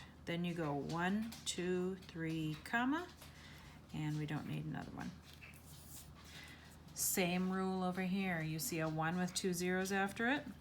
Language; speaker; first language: English; native; English